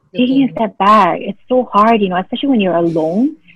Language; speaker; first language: English; native; English